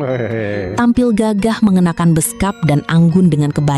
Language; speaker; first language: Indonesian; native; Indonesian